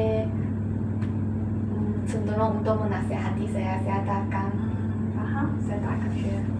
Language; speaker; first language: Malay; non-native, local second language; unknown